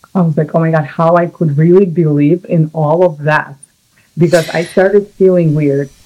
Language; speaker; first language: English; non-native, fluent; Russian